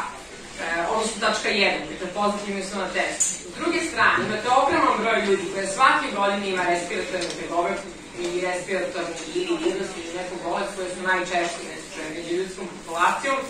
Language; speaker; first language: Serbian; native; Serbian